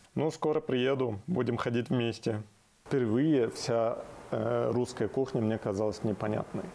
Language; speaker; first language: Russian; non-native, fluent; Arabic